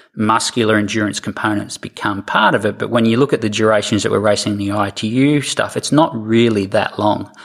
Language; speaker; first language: English; native; English